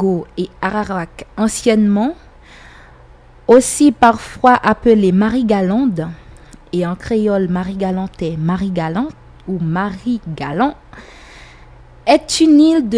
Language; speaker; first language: French; native; French